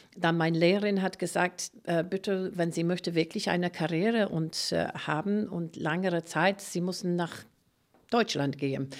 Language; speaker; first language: German; non-native, fluent; English